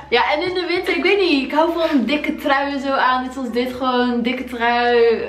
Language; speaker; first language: Dutch; early bilingual, other home language; Arabic